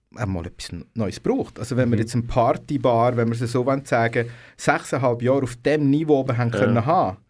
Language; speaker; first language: German; native; German